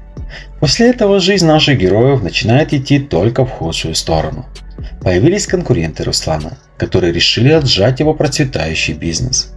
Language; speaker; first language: Russian; native; Russian